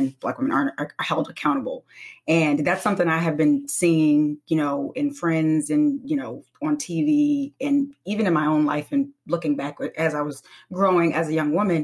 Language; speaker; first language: English; native; English